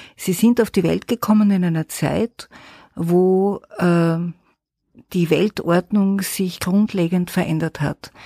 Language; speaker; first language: German; native; German